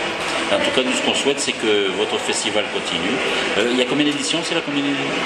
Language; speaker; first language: French; native; French